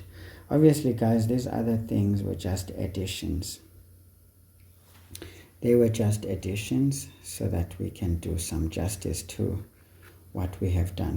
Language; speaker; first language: English; non-native, local second language; Xhosa